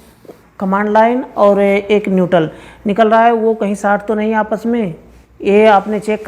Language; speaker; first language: Hindi; native; Hindi